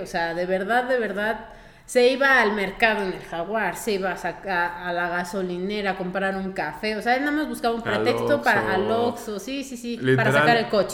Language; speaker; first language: Spanish; native; Spanish